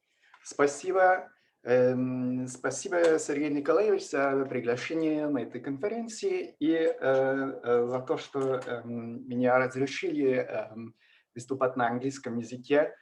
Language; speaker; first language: Russian; non-native, fluent; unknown